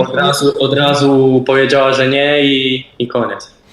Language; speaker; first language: Polish; early bilingual, heritage; Polish